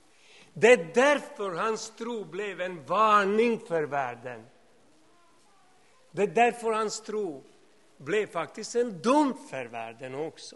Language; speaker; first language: Swedish; non-native, fluent; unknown